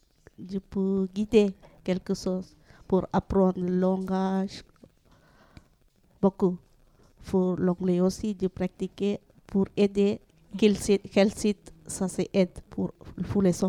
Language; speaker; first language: French; non-native, learner; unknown